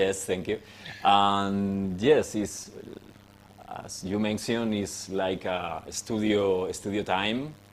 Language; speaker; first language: English; non-native, fluent; Spanish